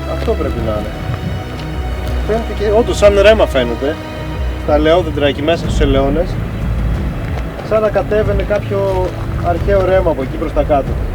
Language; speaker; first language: Greek; native; Greek